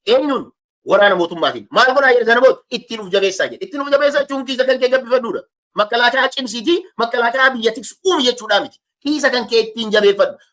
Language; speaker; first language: Oromo; native; Oromo